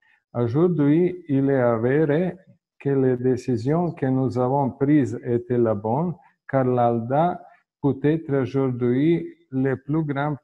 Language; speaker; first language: French; non-native, fluent; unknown